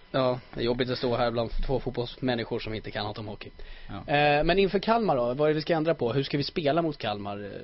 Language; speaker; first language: Swedish; native; Swedish